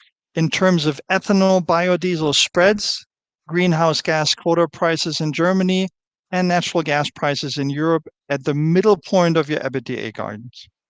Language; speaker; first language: English; non-native, fluent; German